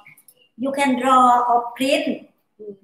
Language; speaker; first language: English; non-native, learner; Thai